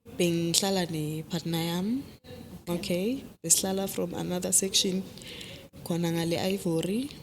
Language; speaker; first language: Zulu; native; Zulu